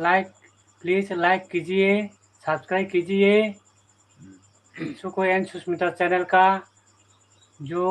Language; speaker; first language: Hindi; non-native, local second language; Kok Borok